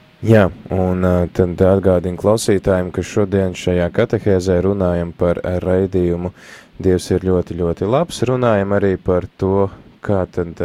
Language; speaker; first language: Latvian; native; Latvian